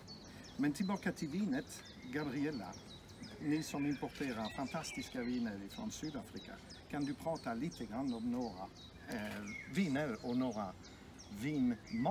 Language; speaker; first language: Swedish; non-native, fluent; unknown